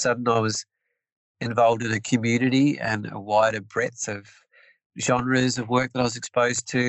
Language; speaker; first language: English; native; English